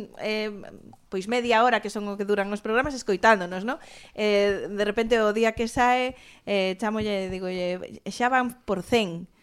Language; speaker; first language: Galician; non-native, local second language; Spanish